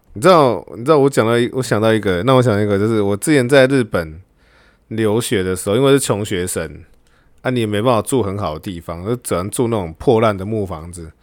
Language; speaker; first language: Chinese; native; Chinese